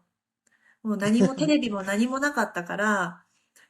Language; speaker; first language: Japanese; native; Japanese